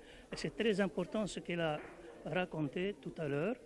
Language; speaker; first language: French; non-native, local second language; Arabic